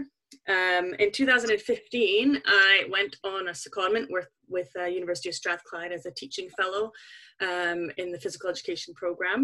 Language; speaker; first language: English; native; English